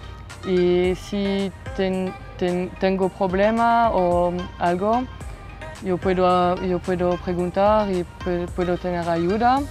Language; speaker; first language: Spanish; non-native, learner; French